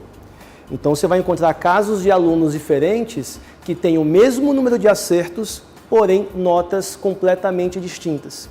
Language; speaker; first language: Portuguese; native; Portuguese